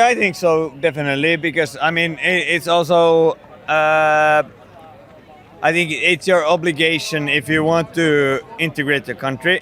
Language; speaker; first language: English; non-native, fluent; Polish